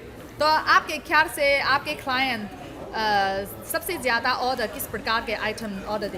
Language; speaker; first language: Hindi; non-native, fluent; Chinese